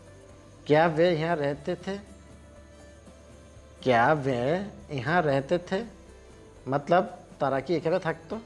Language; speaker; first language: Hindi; non-native, local second language; Bangla